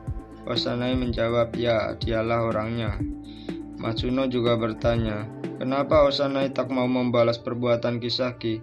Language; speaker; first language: Indonesian; native; Indonesian